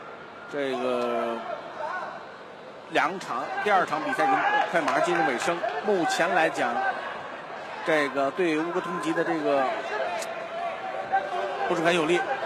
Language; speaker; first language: Chinese; native; Chinese